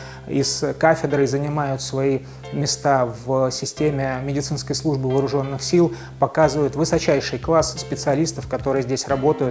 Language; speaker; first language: Russian; native; Russian